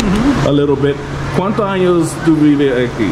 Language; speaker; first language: Spanish; non-native, learner; English